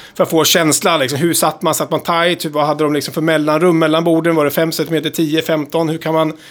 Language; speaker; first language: Swedish; native; Swedish